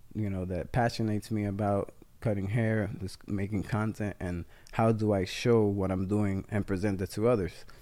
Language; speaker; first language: English; non-native, fluent; Spanish